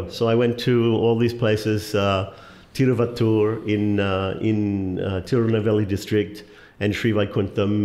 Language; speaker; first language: English; native; English